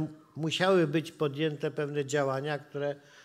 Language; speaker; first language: Polish; native; Polish